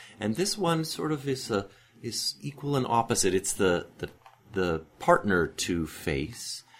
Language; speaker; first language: English; native; English